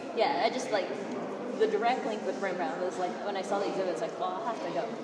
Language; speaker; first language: English; native; English